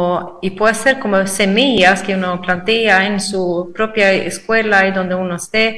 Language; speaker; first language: Spanish; non-native, fluent; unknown